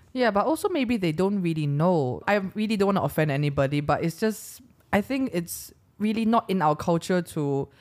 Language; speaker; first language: English; native; English